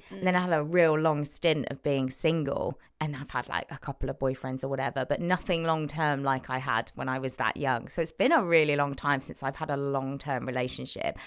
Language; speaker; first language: English; native; English